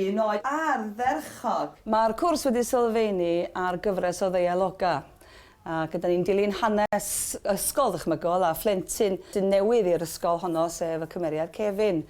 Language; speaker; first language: Welsh; native; Welsh